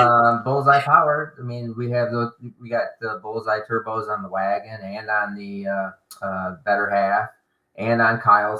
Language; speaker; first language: English; native; English